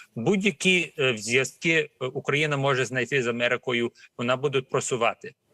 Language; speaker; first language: Ukrainian; early bilingual, heritage; Ukrainian